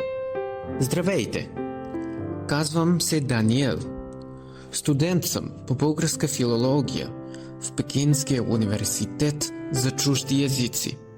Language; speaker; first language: Bulgarian; non-native, learner; Chinese